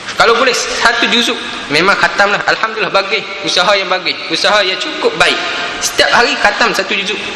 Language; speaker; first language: Malay; native; Malay